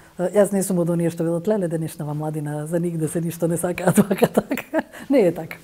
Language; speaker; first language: Macedonian; native; Macedonian